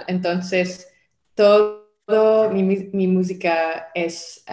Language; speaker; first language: Spanish; non-native, learner; French